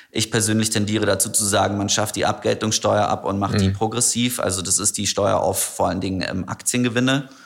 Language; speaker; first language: German; native; German